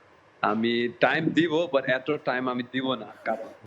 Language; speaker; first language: Bangla; early bilingual, heritage; Bangla